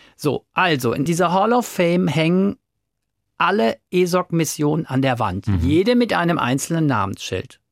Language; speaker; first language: German; native; German